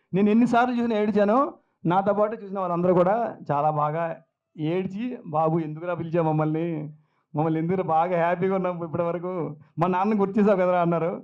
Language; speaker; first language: Telugu; native; Telugu